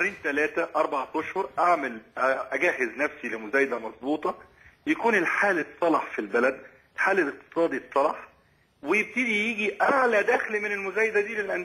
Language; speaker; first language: Arabic; native; Arabic